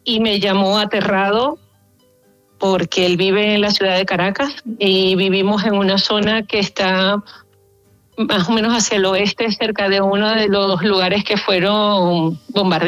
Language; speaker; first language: Spanish; native; Spanish